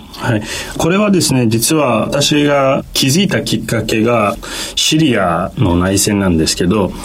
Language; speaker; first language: Japanese; non-native, fluent; Turkish